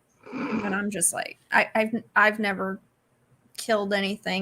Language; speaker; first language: English; native; English